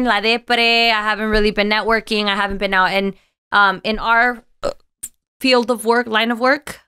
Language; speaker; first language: English; early bilingual, other home language; Spanish